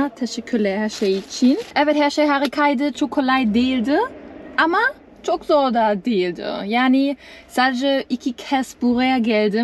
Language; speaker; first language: Turkish; non-native, learner; German